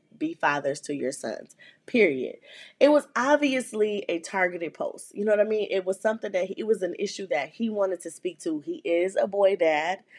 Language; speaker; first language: English; native; English